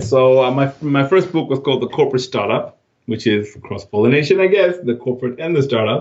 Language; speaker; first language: English; non-native, local second language; Shona